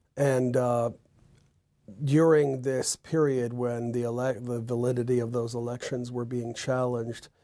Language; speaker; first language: English; native; English